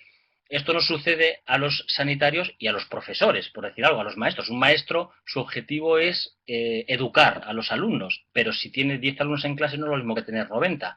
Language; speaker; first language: Spanish; native; Spanish